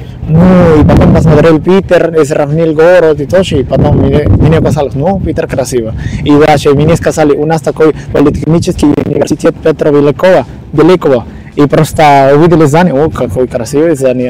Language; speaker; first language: Russian; non-native, learner; Spanish